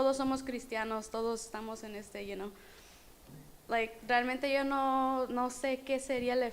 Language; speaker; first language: Spanish; early bilingual, heritage; Spanish